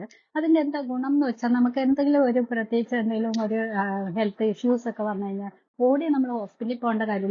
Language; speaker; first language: Malayalam; native; Malayalam